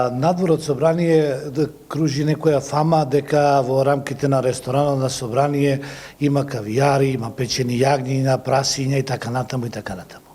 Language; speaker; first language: Macedonian; non-native, local second language; Serbian